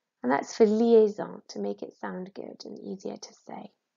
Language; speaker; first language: English; native; English